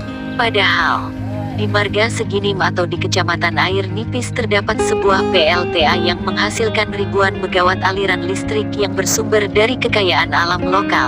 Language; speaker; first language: Indonesian; native; Indonesian